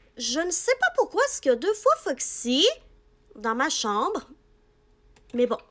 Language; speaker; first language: French; native; French